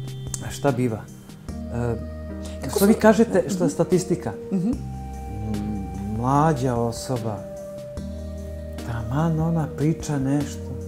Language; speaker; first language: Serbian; early bilingual, other home language; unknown